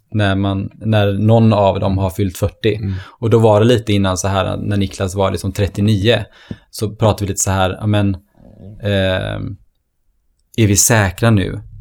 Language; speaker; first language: Swedish; early bilingual, other home language; Norwegian